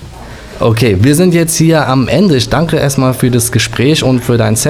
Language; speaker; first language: German; native; German